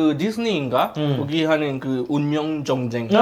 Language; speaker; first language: Korean; non-native, fluent; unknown